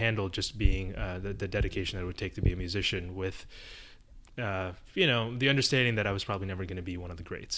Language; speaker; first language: English; early bilingual, other home language; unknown